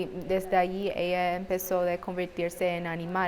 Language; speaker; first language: Spanish; non-native, fluent; English